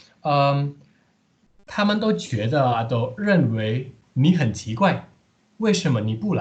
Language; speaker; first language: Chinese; non-native, fluent; Indonesian